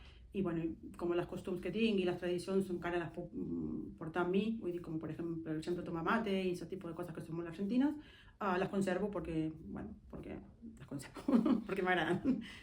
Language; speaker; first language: Catalan; non-native, fluent; Spanish